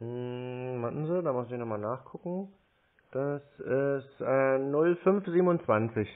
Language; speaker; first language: German; native; German